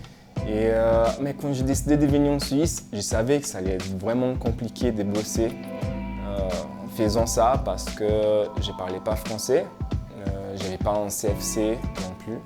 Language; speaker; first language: French; non-native, fluent; Portuguese